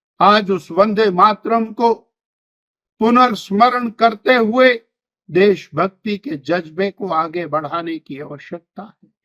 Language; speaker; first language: Hindi; native; Hindi